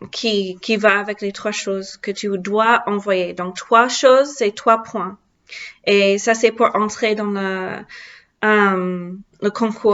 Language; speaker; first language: French; non-native, learner; English